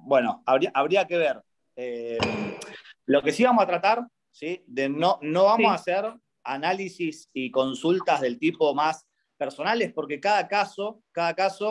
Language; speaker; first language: Spanish; native; Spanish